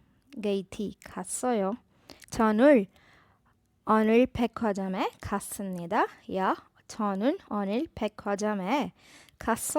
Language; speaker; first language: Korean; non-native, fluent; Urdu